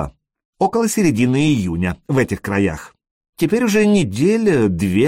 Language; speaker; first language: Russian; native; Russian